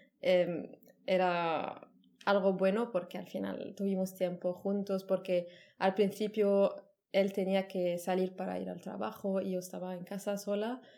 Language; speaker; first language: Spanish; non-native, learner; Arabic